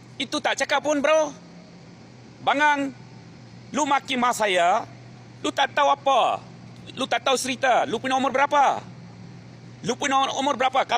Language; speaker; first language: Malay; non-native, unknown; Bangla